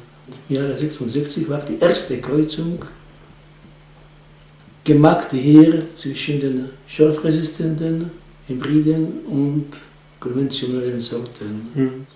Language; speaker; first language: German; non-native, fluent; Czech